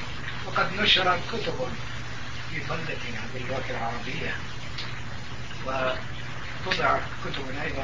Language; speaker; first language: Arabic; non-native, fluent; Turkish